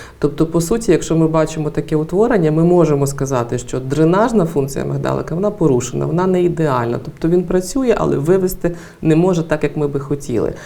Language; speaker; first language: Ukrainian; native; Ukrainian